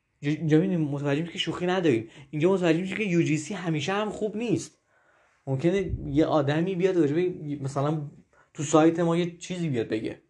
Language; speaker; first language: Persian; native; Persian